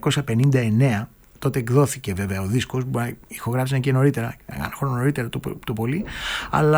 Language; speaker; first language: Greek; native; Greek